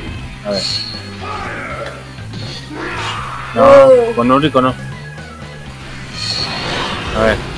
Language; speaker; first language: Spanish; native; Spanish